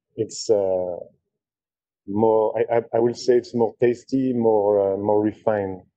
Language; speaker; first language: English; non-native, fluent; French